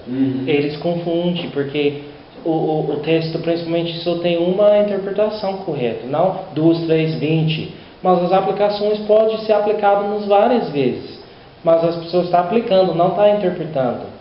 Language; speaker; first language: Portuguese; non-native, learner; English